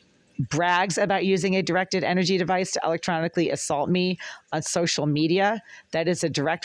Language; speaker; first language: English; native; English